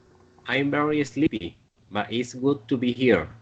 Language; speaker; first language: English; non-native, learner; Spanish